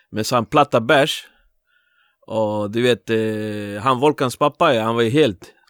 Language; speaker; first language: Swedish; early bilingual, other home language; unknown